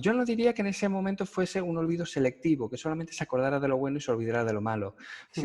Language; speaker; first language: Spanish; native; Spanish